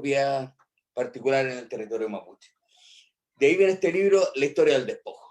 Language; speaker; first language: Spanish; native; Spanish